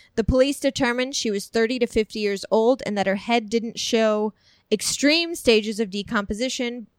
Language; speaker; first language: English; native; English